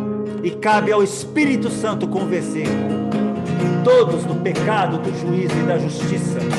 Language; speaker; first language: Portuguese; native; Portuguese